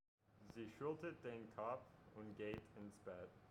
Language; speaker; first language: German; non-native, learner; English